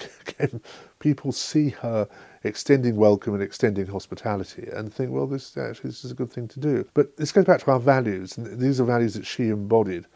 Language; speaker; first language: English; native; English